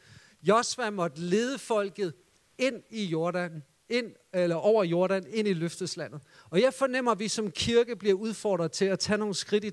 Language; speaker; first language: Danish; native; Danish